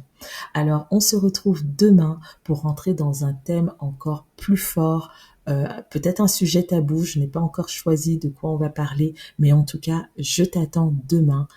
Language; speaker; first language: French; native; French